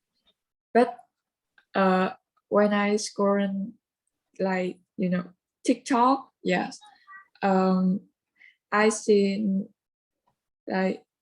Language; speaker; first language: English; non-native, learner; Vietnamese